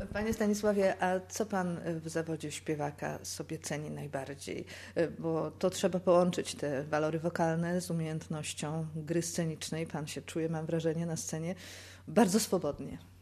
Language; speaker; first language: Polish; native; Polish